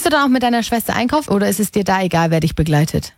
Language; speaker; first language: German; native; German